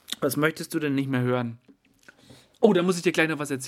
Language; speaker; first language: German; native; German